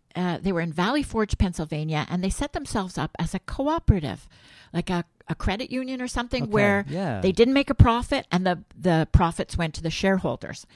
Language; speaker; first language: English; native; English